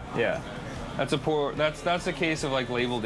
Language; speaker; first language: English; native; English